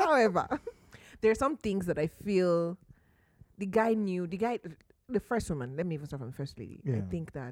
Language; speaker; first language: English; non-native, local second language; Yoruba